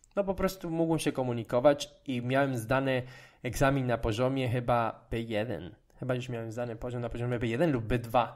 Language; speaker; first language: Polish; non-native, fluent; Spanish